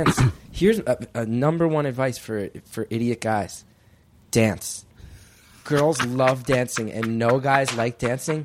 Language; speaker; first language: English; native; English